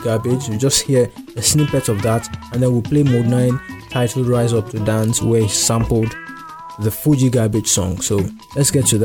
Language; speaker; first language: English; non-native, local second language; Yoruba